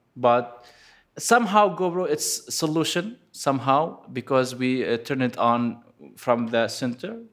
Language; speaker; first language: English; non-native, fluent; Arabic